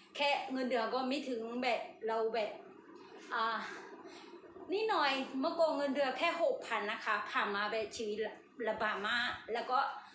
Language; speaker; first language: Thai; non-native, learner; Burmese